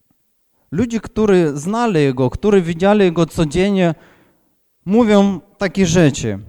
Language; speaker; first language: Polish; non-native, fluent; Ukrainian